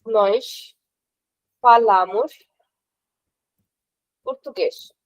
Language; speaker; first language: Portuguese; non-native, fluent; Hindi